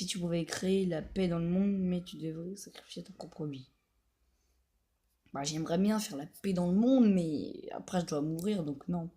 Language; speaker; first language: French; native; French